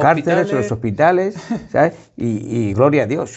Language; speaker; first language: Spanish; native; Spanish